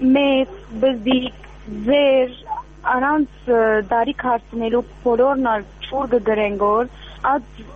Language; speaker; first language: Armenian; early bilingual, heritage; Armenian